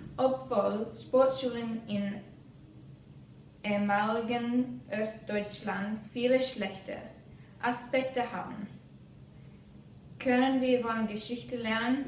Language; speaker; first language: German; non-native, learner; English